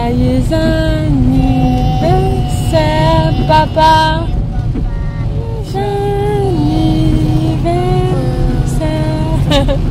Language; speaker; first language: French; native; French